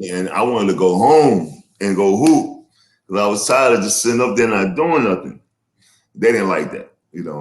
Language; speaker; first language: English; native; English